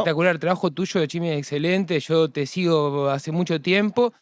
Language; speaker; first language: Spanish; native; Spanish